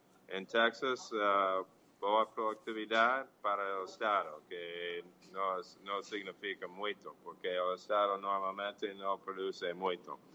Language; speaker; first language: Portuguese; non-native, fluent; English